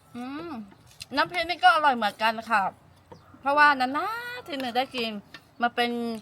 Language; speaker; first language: Thai; non-native, local second language; Lahu